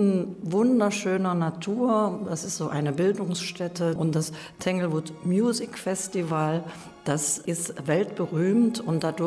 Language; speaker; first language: German; native; German